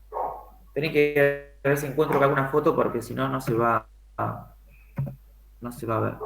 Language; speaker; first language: Spanish; native; Spanish